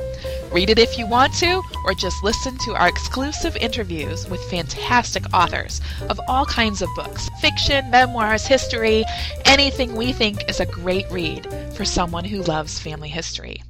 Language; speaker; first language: English; native; English